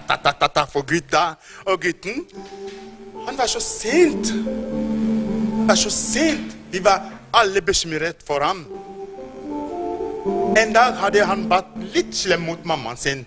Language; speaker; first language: Norwegian; non-native, fluent; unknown